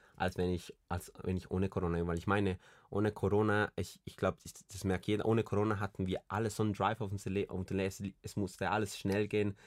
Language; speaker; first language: German; early bilingual, other home language; Spanish